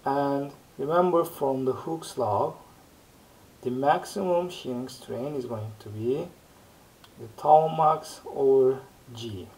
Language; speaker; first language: English; non-native, fluent; Turkish